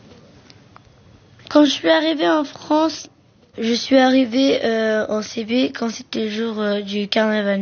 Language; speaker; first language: French; early bilingual, other home language; Arabic